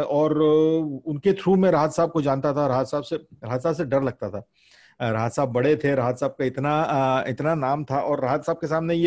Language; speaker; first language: Hindi; native; Hindi